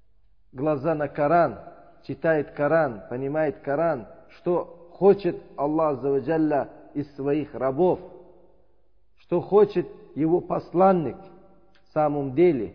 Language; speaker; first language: Russian; non-native, learner; Uzbek